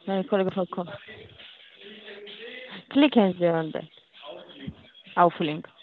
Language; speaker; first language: German; non-native, learner; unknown